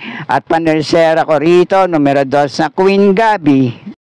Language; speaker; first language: Filipino; native; Filipino